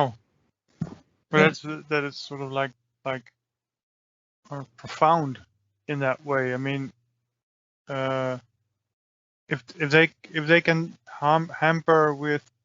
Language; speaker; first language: English; non-native, fluent; Dutch